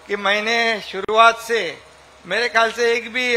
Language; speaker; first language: Hindi; non-native, local second language; Marathi